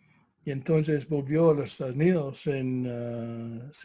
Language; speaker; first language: Spanish; non-native, fluent; English